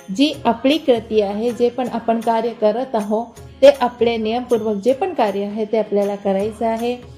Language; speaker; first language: Marathi; non-native, local second language; Hindi